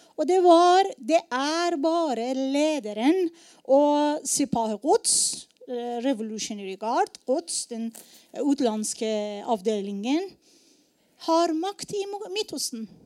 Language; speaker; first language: Norwegian; non-native, learner; Persian